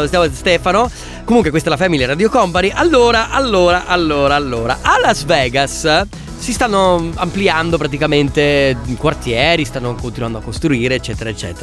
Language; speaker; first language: Italian; native; Italian